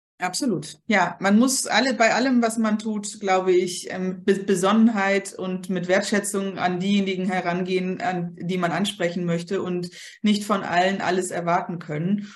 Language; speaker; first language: German; early bilingual, other home language; Polish